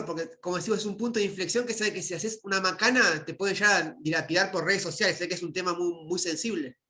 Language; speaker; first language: Spanish; native; Spanish